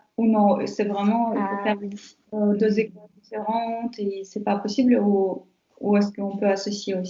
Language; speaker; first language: French; non-native, fluent; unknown